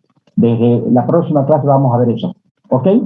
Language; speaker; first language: Spanish; native; Spanish